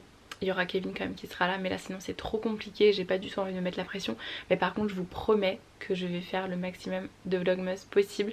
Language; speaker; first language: French; native; French